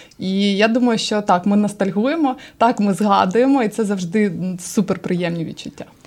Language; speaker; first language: Ukrainian; native; Ukrainian